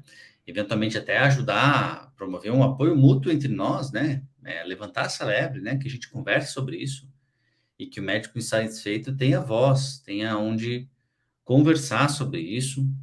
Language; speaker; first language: Portuguese; native; Portuguese